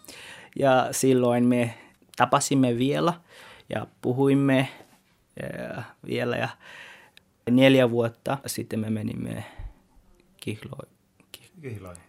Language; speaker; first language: Finnish; non-native, learner; Tswana